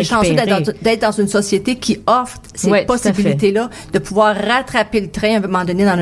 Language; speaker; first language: French; native; French